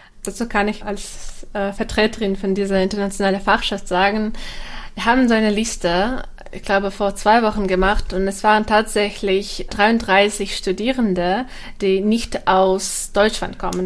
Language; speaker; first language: German; non-native, fluent; Russian